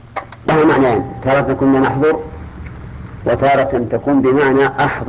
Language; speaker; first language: Arabic; native; Arabic